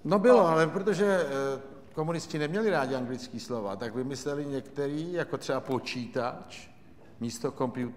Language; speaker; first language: Czech; native; Czech